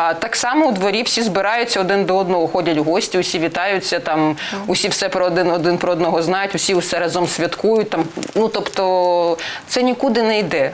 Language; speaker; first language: Ukrainian; non-native, local second language; Russian